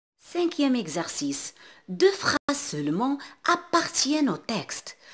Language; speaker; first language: French; non-native, local second language; Arabic